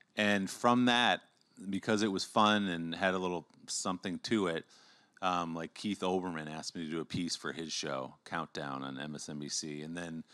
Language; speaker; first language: English; native; English